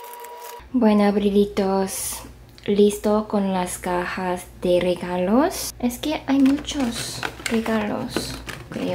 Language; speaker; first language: Spanish; non-native, fluent; Korean